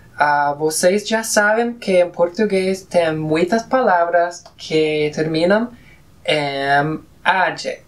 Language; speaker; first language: Portuguese; non-native, fluent; Spanish